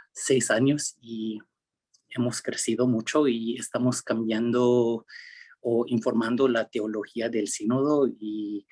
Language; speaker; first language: Spanish; early bilingual, heritage; Spanish